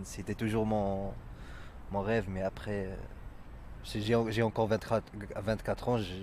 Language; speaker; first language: French; non-native, local second language; Arabic